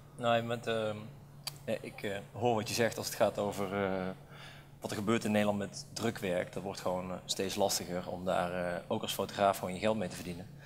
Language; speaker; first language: Dutch; native; Dutch